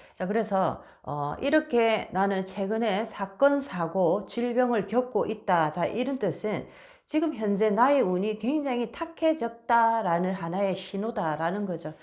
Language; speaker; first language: Korean; native; Korean